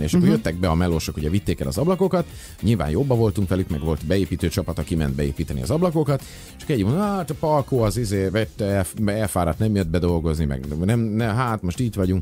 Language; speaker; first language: Hungarian; native; Hungarian